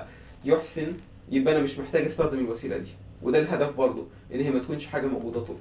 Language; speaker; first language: Arabic; native; Arabic